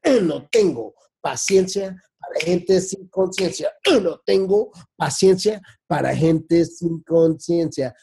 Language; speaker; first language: Spanish; early bilingual, heritage; Spanish